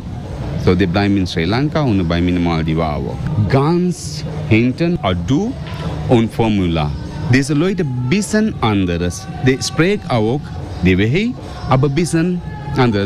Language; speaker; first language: German; non-native, learner; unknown